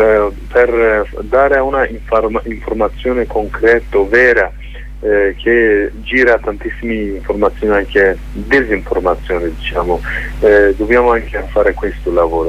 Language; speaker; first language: Italian; non-native, learner; Kurdish